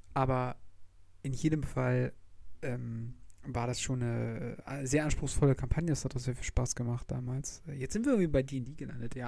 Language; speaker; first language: German; native; German